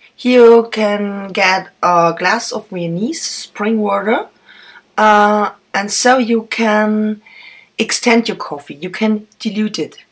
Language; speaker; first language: English; non-native, fluent; German